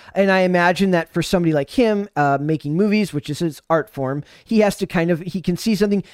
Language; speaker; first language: English; native; English